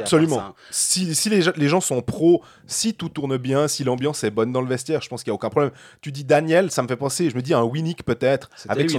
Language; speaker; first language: French; native; French